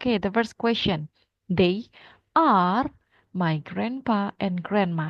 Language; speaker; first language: English; non-native, fluent; Indonesian